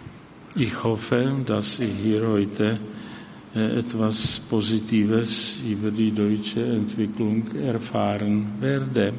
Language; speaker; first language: German; non-native, fluent; Czech